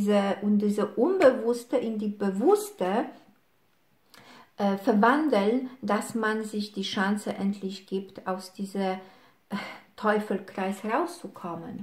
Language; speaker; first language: German; non-native, fluent; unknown